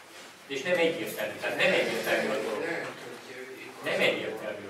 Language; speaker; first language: Hungarian; native; Hungarian